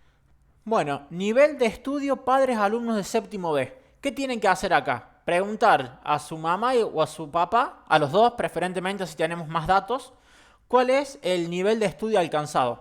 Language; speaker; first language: Spanish; native; Spanish